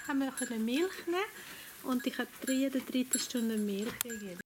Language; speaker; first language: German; non-native, learner; Swedish